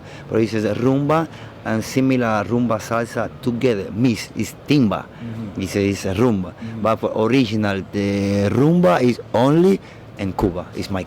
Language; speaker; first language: English; non-native, learner; Spanish